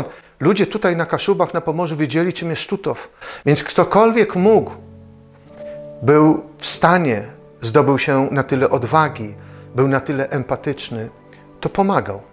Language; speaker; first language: Polish; native; Polish